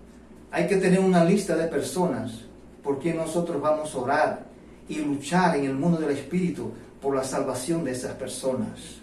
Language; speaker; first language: Spanish; non-native, fluent; Portuguese